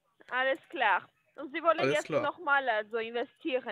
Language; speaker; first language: German; non-native, learner; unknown